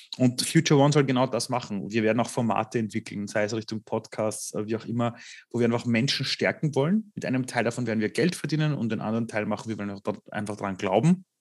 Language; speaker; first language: German; early bilingual, other home language; Persian